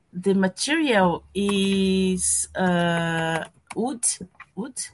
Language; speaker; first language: English; non-native, learner; Portuguese